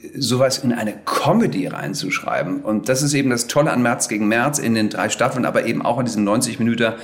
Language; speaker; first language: German; native; German